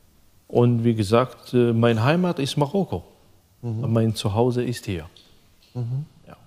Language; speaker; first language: German; non-native, fluent; Arabic